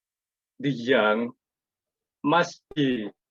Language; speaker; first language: English; non-native, learner; Indonesian